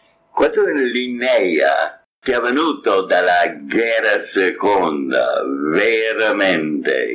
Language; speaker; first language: Italian; non-native, fluent; English